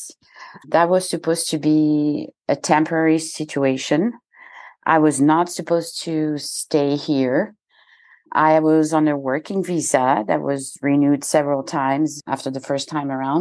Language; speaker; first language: English; non-native, fluent; French